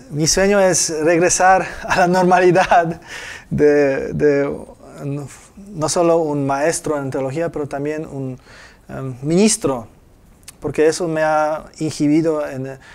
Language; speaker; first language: Spanish; non-native, fluent; Polish